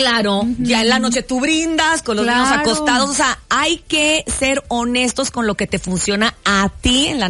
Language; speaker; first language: Spanish; native; Spanish